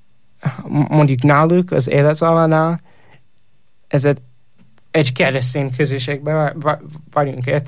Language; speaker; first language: Hungarian; non-native, fluent; English